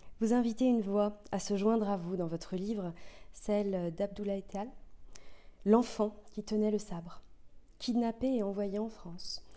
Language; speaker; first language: French; native; French